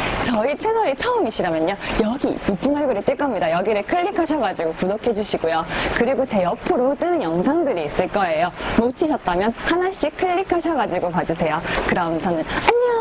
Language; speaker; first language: Korean; native; Korean